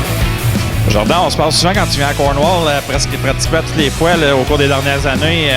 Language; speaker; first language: French; native; French